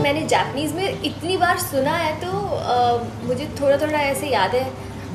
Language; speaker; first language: Hindi; native; Hindi